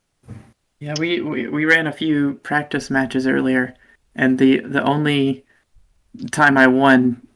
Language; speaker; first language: English; native; English